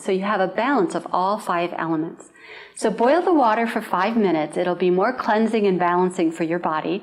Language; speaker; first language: English; native; English